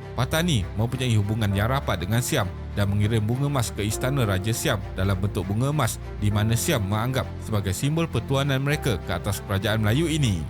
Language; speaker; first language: Malay; native; Malay